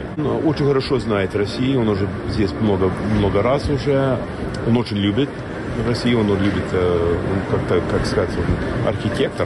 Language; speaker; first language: Russian; non-native, fluent; English